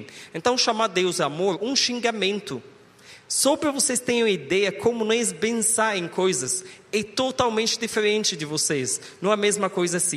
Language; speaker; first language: Portuguese; non-native, learner; Arabic